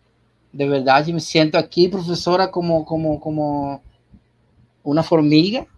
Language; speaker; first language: Portuguese; non-native, learner; Spanish